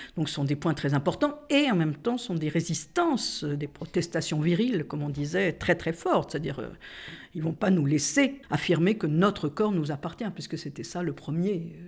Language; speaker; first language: French; native; French